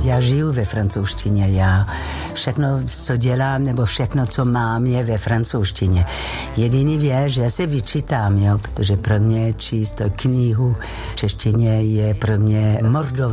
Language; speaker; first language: Czech; non-native, fluent; French